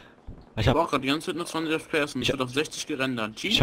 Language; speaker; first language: German; native; German